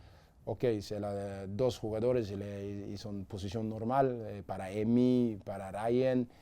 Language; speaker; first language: Spanish; non-native, learner; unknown